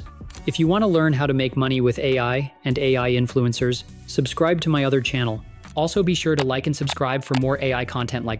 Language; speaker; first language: English; native; English